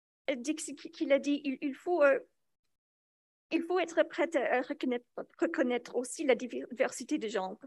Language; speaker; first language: French; non-native, local second language; English